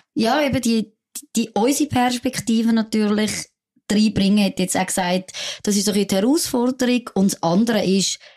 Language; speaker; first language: German; non-native, fluent; French